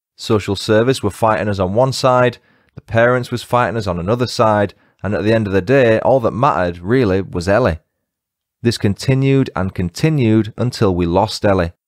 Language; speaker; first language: English; native; English